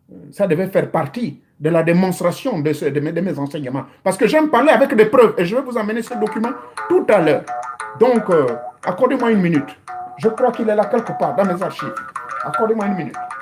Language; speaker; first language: French; non-native, local second language; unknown